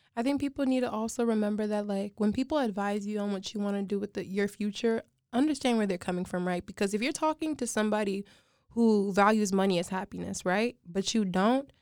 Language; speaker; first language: English; native; English